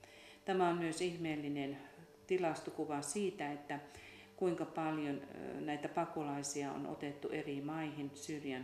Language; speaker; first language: Finnish; native; Finnish